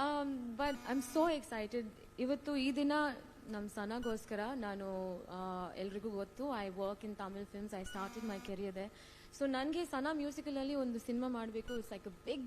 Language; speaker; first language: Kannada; non-native, learner; Tamil